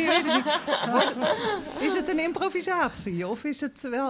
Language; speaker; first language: Dutch; native; Dutch